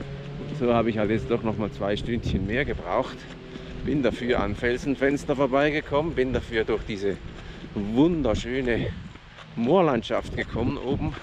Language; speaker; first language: German; native; German